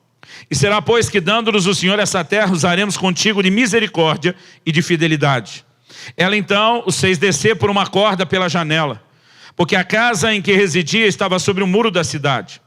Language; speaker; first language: Portuguese; native; Portuguese